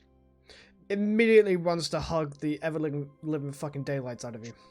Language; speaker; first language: English; native; English